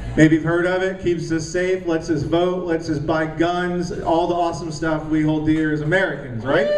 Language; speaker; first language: English; native; English